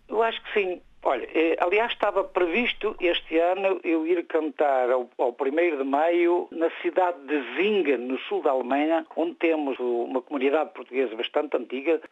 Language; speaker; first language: Portuguese; native; Portuguese